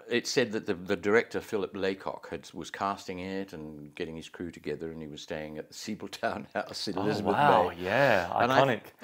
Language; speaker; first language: English; native; English